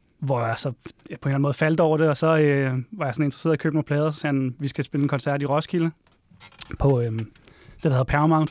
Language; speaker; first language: Danish; native; Danish